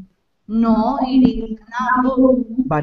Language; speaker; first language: English; non-native, learner; Spanish